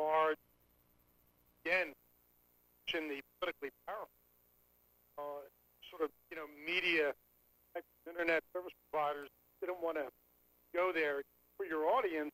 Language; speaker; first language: English; native; English